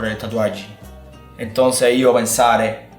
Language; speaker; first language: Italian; non-native, learner; Spanish